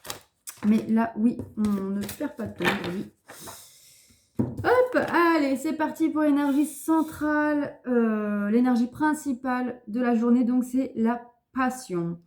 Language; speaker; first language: French; native; French